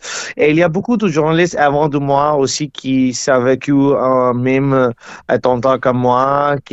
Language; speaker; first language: French; non-native, learner; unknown